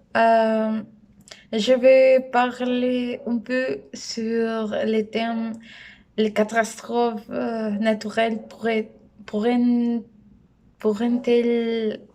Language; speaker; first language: French; non-native, learner; Spanish